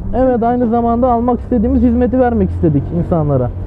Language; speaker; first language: Turkish; native; Turkish